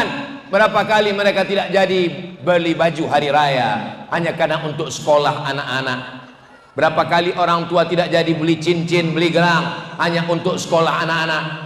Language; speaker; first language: Indonesian; native; Indonesian